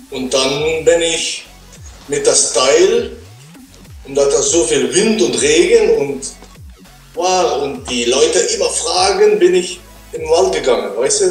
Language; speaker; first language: German; non-native, learner; Dutch